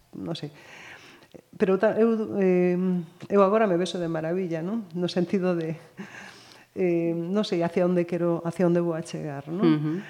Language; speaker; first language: Galician; native; Galician